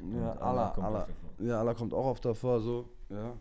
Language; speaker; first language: German; early bilingual, other home language; Turkish